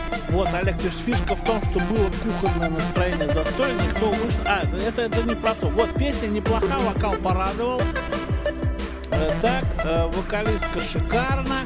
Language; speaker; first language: Russian; native; Russian